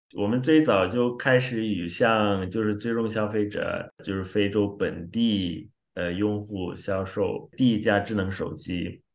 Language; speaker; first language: Chinese; non-native, fluent; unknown